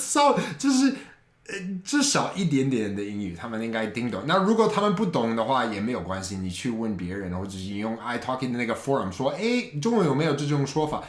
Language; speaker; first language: Chinese; non-native, fluent; English